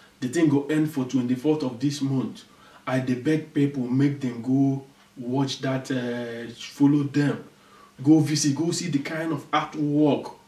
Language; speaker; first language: Nigerian Pidgin; non-native, local second language; Igbo